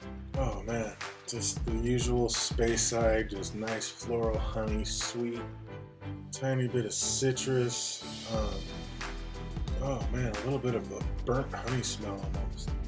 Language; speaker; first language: English; native; English